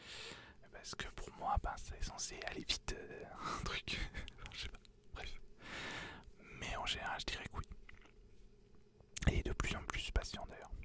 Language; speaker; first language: French; native; French